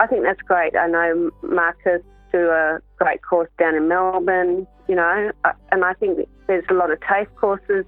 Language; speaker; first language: English; native; English